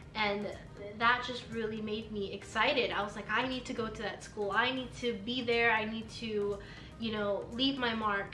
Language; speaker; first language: English; early bilingual, other home language; Spanish